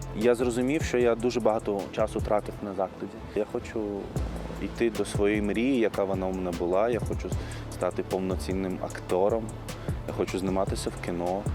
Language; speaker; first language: Ukrainian; early bilingual, heritage; Arabic